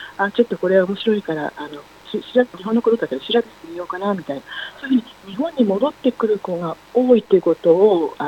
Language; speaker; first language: Japanese; native; Japanese